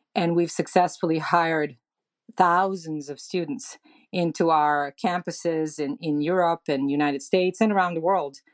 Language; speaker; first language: English; non-native, fluent; Serbian